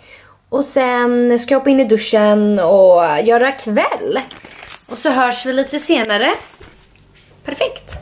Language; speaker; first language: Swedish; native; Swedish